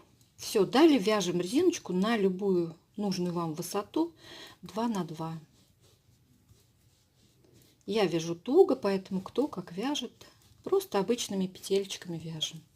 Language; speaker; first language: Russian; native; Russian